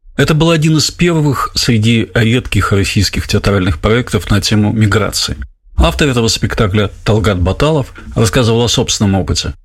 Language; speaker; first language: Russian; native; Russian